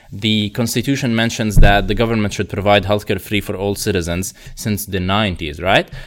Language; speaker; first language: English; non-native, fluent; Arabic